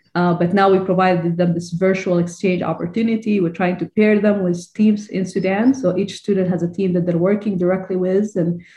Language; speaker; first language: English; non-native, fluent; Arabic